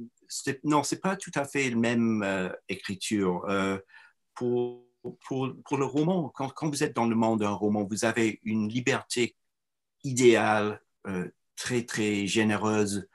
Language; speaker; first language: French; non-native, fluent; English